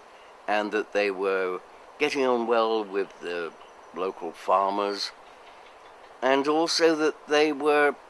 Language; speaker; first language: English; native; English